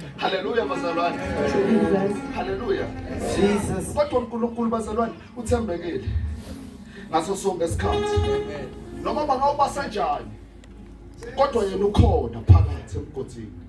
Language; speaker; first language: Zulu; non-native, local second language; Swati